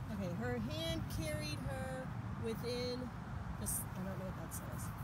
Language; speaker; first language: English; native; English